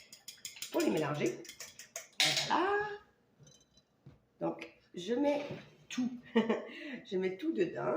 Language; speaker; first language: French; native; French